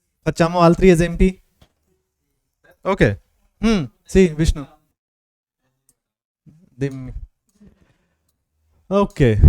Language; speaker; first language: Italian; non-native, fluent; Hindi